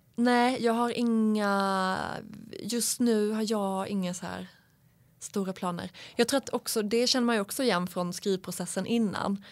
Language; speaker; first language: Swedish; native; Swedish